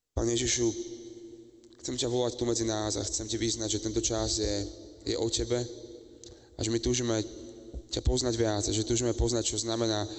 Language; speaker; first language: Slovak; native; Slovak